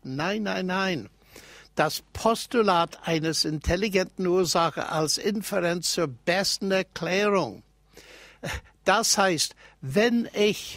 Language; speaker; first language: German; non-native, fluent; English